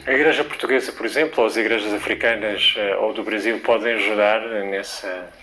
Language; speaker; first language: Portuguese; native; Portuguese